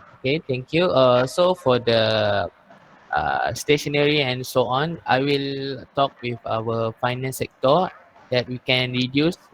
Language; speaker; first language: English; non-native, learner; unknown